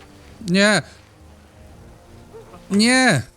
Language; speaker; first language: Polish; native; Polish